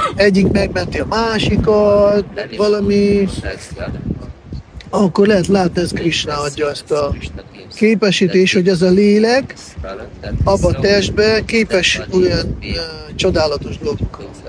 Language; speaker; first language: Hungarian; non-native, fluent; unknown